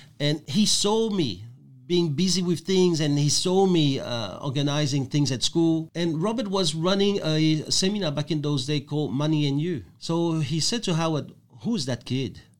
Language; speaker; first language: English; non-native, fluent; French